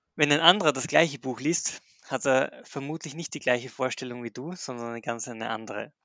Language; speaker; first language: German; native; German